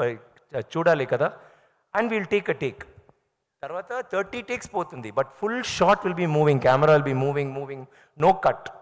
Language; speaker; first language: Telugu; non-native, learner; Tamil